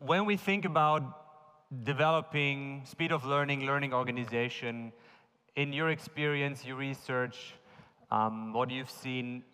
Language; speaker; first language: English; non-native, fluent; German